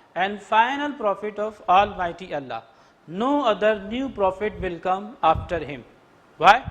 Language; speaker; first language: English; non-native, local second language; Urdu